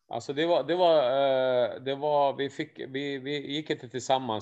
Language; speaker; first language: Swedish; non-native, fluent; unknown